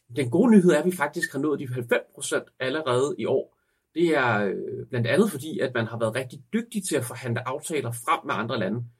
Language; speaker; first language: Danish; native; Danish